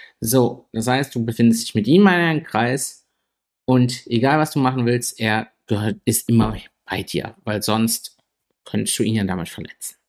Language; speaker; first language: German; native; German